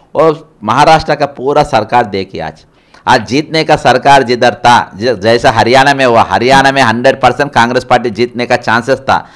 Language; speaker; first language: Hindi; non-native, local second language; Telugu